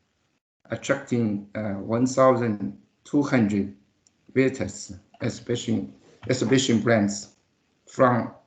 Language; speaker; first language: English; non-native, learner; Chinese